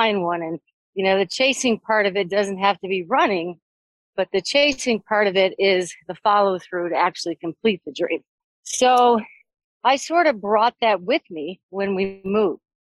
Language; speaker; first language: English; native; English